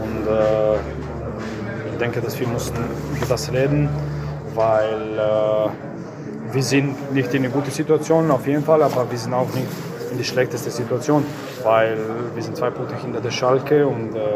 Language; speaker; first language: German; non-native, learner; Croatian